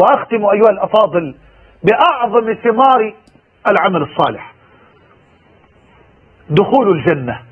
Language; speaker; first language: Arabic; native; Arabic